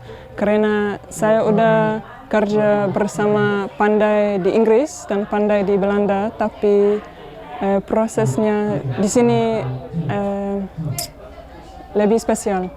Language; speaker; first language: Indonesian; non-native, learner; English